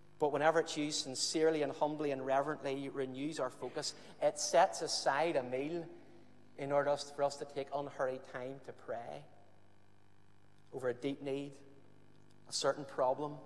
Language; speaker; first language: English; native; English